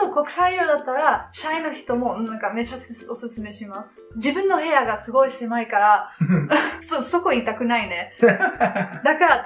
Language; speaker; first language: Japanese; non-native, fluent; Dutch